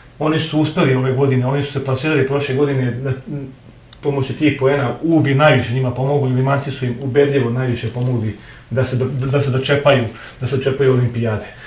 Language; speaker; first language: Serbian; native; Serbian